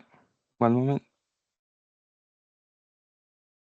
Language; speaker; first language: English; non-native, learner; Spanish